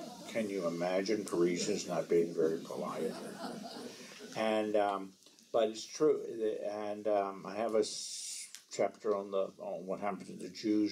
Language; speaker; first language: English; native; English